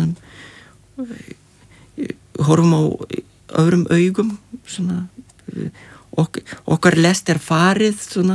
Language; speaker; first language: Icelandic; non-native, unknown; Lithuanian